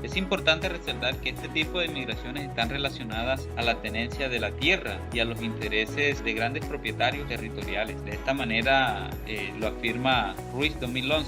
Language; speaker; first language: Spanish; native; Spanish